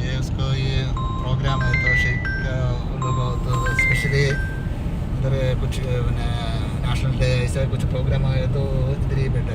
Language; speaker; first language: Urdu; non-native, learner; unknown